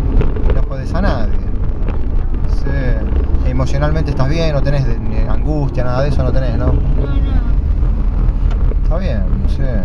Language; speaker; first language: Spanish; native; Spanish